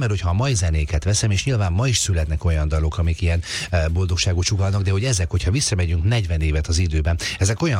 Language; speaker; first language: Hungarian; native; Hungarian